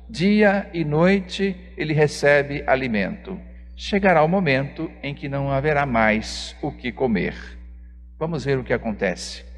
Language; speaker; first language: Portuguese; native; Portuguese